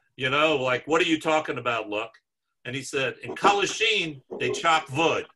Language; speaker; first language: English; native; English